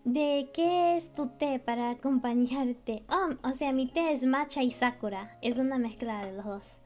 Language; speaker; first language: Spanish; non-native, learner; English